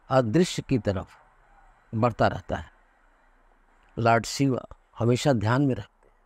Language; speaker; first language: Hindi; non-native, local second language; Kannada